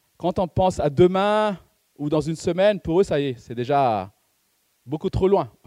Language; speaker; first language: French; non-native, local second language; Malagasy